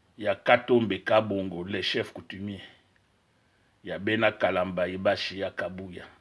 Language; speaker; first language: Lingala; non-native, local second language; Luba-Lulua